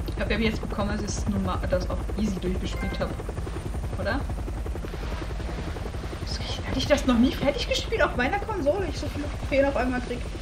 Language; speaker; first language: German; native; German